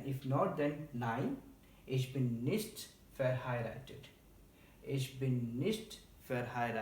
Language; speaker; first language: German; non-native, learner; Hindi